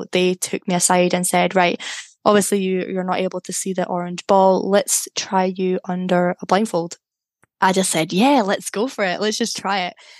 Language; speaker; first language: English; native; English